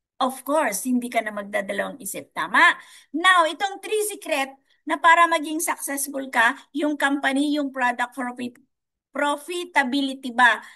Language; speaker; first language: Filipino; non-native, local second language; Iloko